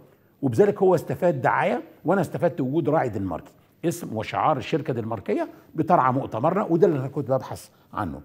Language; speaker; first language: Arabic; native; Arabic